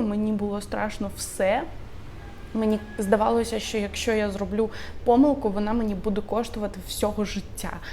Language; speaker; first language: Ukrainian; non-native, local second language; Russian